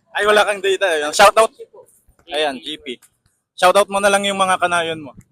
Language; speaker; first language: Filipino; non-native, local second language; Pangasinan